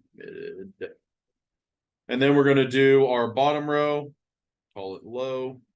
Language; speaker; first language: English; native; English